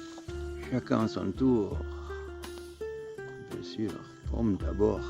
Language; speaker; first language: French; non-native, learner; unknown